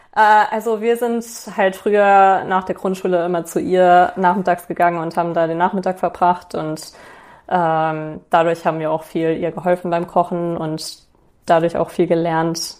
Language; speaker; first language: German; native; German